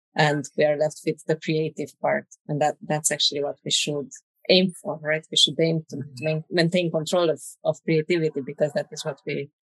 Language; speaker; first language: English; non-native, fluent; Romanian